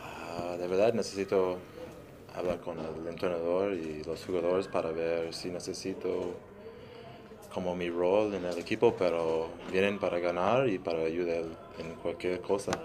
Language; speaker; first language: Spanish; early bilingual, heritage; English